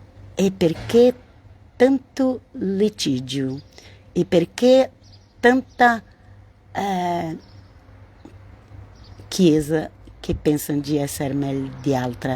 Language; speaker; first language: Italian; non-native, learner; Portuguese